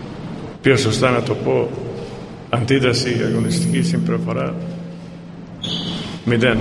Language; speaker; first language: Greek; non-native, fluent; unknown